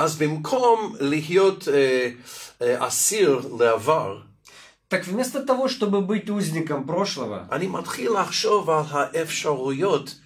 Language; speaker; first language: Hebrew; non-native, fluent; Russian